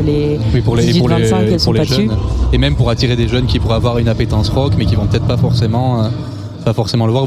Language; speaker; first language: French; native; French